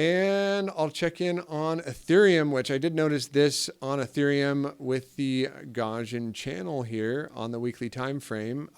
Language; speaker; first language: English; native; English